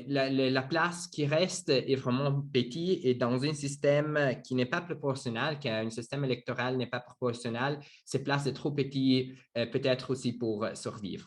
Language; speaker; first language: French; non-native, learner; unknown